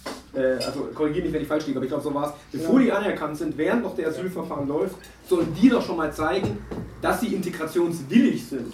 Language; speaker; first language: German; native; German